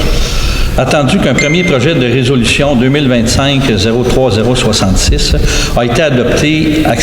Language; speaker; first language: French; native; French